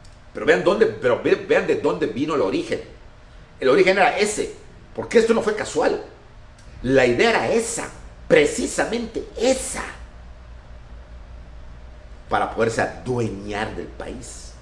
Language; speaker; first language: Spanish; native; Spanish